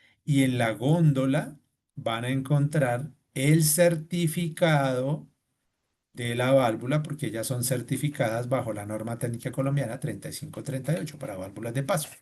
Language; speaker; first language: Spanish; native; Spanish